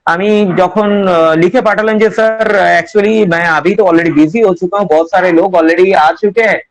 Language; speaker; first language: Hindi; non-native, local second language; Bangla